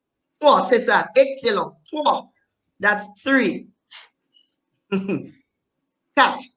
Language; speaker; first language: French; non-native, fluent; English